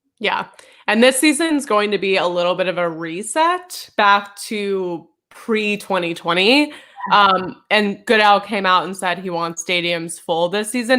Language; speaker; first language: English; native; English